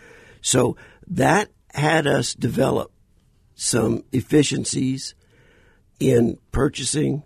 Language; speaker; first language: English; native; English